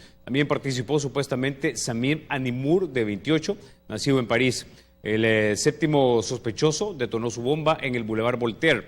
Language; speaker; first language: Spanish; native; Spanish